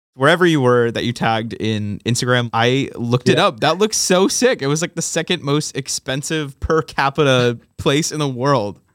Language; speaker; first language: English; native; English